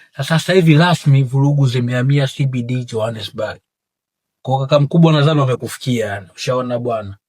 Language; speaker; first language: Swahili; native; Swahili